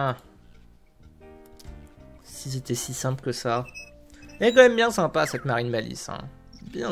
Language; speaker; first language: French; native; French